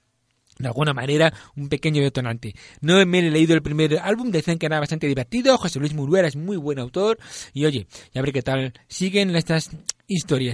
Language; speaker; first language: Spanish; native; Spanish